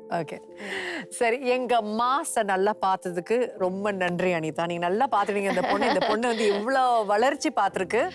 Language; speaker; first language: Tamil; native; Tamil